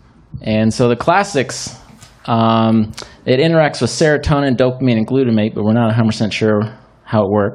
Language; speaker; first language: English; native; English